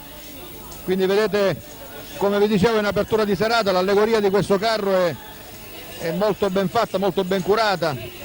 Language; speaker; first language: Italian; native; Italian